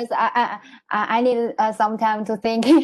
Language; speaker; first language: English; non-native, learner; Chinese